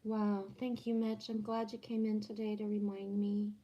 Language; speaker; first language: English; native; English